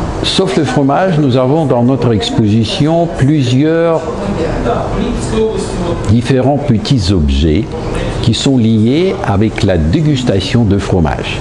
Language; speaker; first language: French; non-native, fluent; Russian